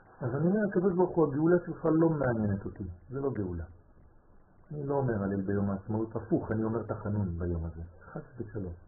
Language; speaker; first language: Hebrew; non-native, fluent; French